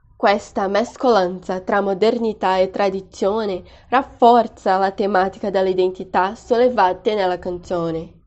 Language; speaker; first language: Italian; non-native, learner; Portuguese